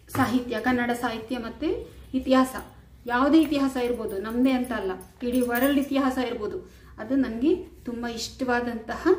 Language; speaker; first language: Kannada; native; Kannada